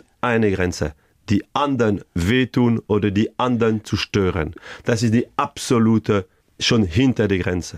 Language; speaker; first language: German; non-native, fluent; French